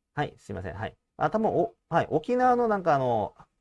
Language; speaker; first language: Japanese; non-native, fluent; Korean